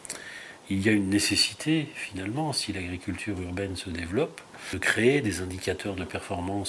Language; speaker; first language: French; native; French